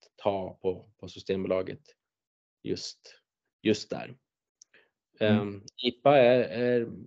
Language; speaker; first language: Swedish; native; Swedish